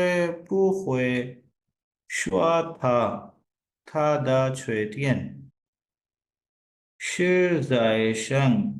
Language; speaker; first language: Chinese; non-native, learner; Urdu